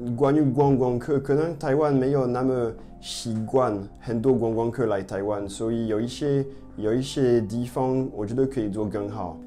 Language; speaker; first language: Chinese; non-native, fluent; French